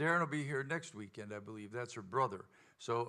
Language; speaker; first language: English; native; English